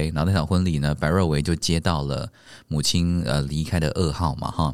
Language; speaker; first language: Chinese; native; Chinese